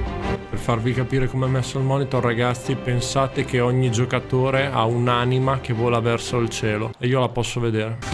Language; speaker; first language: Italian; native; Italian